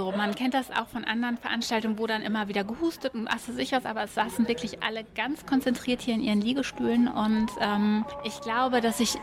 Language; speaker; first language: German; native; German